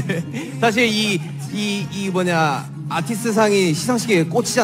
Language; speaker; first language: Korean; native; Korean